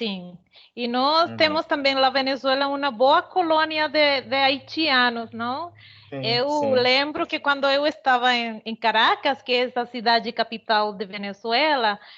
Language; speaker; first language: Portuguese; non-native, fluent; Spanish